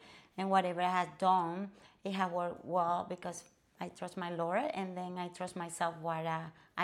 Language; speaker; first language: English; non-native, fluent; Spanish